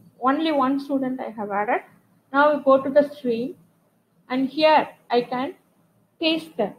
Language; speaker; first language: English; non-native, local second language; Tamil